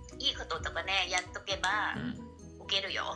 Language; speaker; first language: Japanese; non-native, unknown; Thai